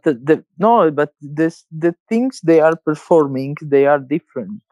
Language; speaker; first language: English; non-native, fluent; Italian